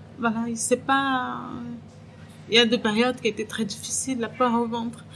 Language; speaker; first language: French; non-native, fluent; Portuguese